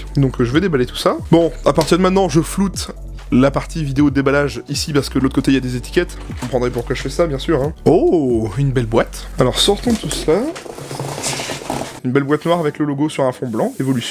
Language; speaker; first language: French; native; French